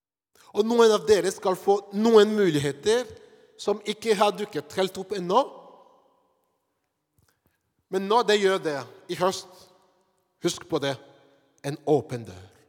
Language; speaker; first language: Norwegian; non-native, fluent; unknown